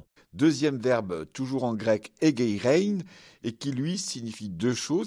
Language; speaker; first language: French; native; French